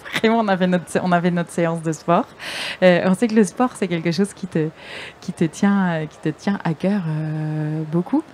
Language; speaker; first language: French; native; French